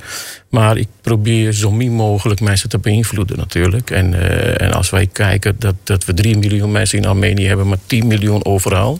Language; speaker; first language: Dutch; non-native, fluent; Armenian